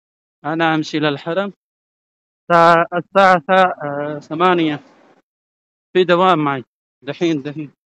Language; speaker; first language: Arabic; non-native, learner; Urdu